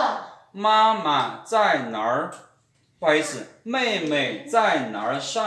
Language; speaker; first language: Chinese; non-native, fluent; Lao